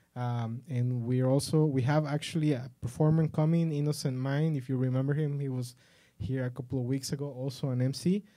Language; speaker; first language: English; early bilingual, other home language; Spanish